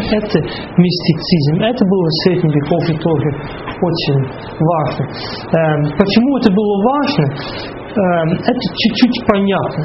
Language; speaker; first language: Russian; non-native, fluent; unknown